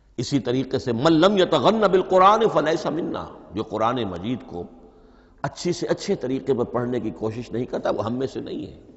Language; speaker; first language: Urdu; native; Urdu